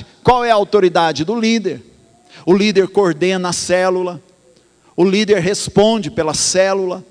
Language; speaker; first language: Portuguese; native; Portuguese